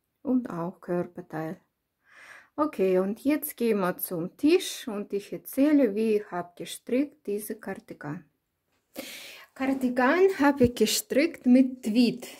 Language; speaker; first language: German; non-native, learner; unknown